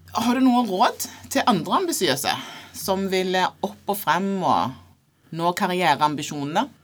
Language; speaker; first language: Norwegian; non-native, fluent; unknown